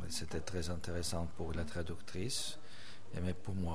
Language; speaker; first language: French; non-native, fluent; Russian